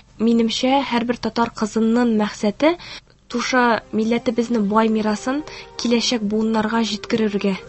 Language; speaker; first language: Tatar; early bilingual, heritage; Tatar